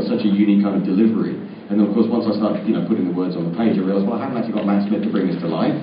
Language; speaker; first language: English; native; English